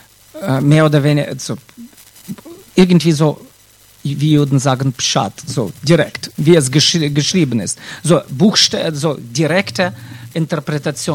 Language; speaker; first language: German; non-native, fluent; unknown